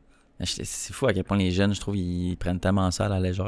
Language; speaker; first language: French; native; French